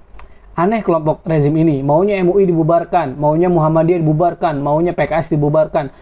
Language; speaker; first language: Indonesian; native; Indonesian